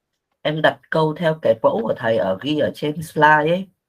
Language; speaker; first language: Vietnamese; native; Vietnamese